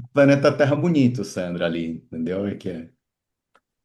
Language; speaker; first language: Portuguese; native; Portuguese